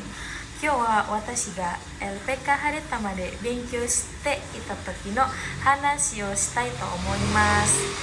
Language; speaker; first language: Japanese; non-native, learner; Indonesian